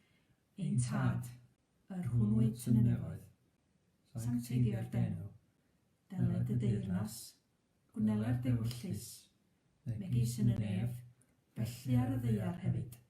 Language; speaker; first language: Welsh; native; Welsh